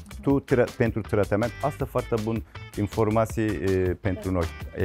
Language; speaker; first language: Romanian; non-native, learner; Turkish